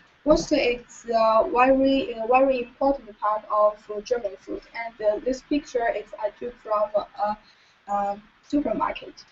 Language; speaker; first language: English; non-native, learner; Chinese